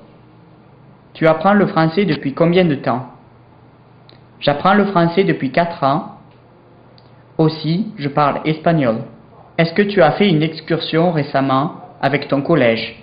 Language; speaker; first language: French; non-native, learner; English